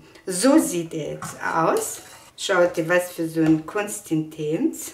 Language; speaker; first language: German; non-native, fluent; Russian